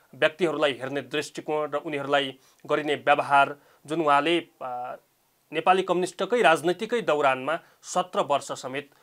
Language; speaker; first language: Nepali; native; Nepali